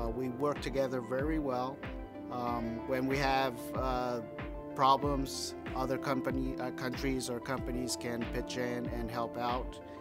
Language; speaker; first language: English; non-native, fluent; Japanese